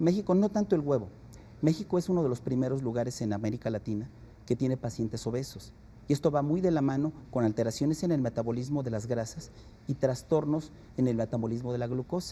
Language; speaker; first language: Spanish; native; Spanish